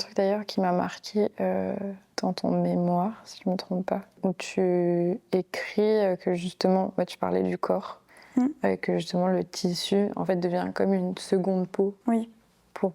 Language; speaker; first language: French; native; French